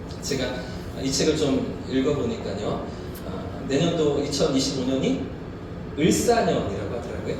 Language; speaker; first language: Korean; native; Korean